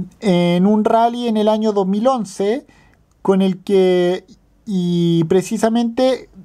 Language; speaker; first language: Spanish; native; Spanish